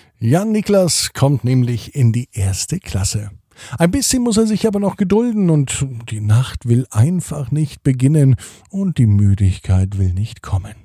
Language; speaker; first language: German; native; German